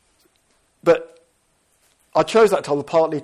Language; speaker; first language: English; native; English